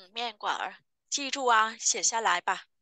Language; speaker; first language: Chinese; non-native, fluent; Vietnamese